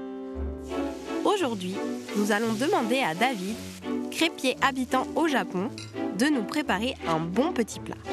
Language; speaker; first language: French; native; French